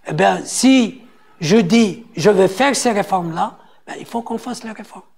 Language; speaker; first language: French; non-native, local second language; Arabic